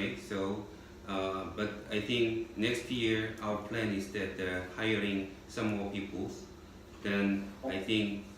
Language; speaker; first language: English; non-native, learner; Korean